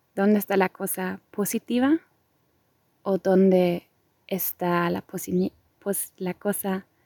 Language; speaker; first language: Spanish; non-native, fluent; German